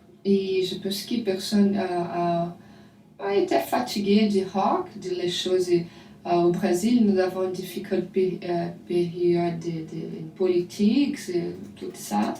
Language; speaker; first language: French; non-native, learner; Portuguese